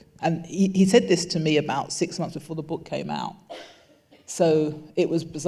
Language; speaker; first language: English; native; English